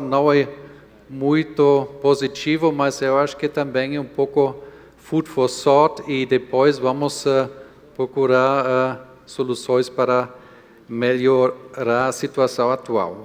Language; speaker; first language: Portuguese; non-native, fluent; German